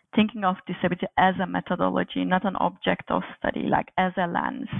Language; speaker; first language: English; non-native, fluent; Turkish